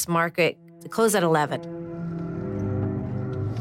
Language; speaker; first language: English; native; English